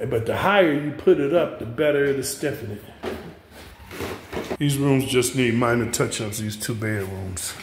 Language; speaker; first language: English; native; English